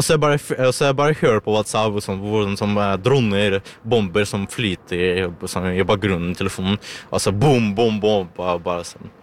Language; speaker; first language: Norwegian; non-native, learner; Ukrainian